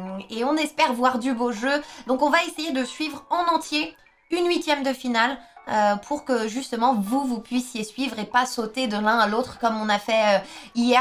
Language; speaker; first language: French; native; French